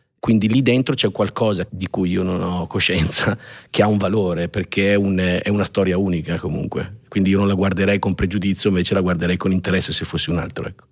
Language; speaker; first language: Italian; native; Italian